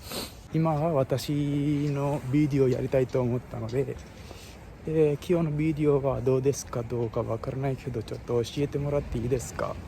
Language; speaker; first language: Japanese; non-native, learner; Sinhala